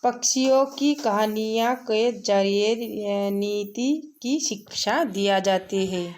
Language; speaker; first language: Hindi; non-native, local second language; Assamese